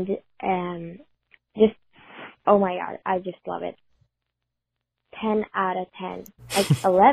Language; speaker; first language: English; non-native, fluent; Swedish